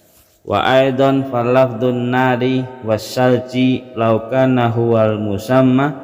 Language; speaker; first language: Arabic; non-native, fluent; Indonesian